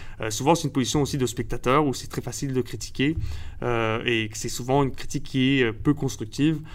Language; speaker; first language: French; early bilingual, other home language; Spanish